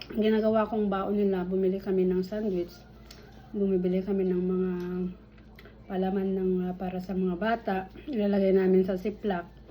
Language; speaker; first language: Filipino; non-native, local second language; Iloko